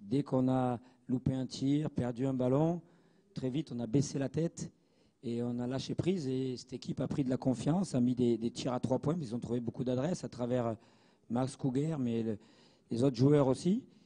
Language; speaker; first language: French; native; French